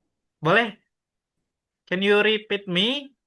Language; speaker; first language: English; non-native, learner; Indonesian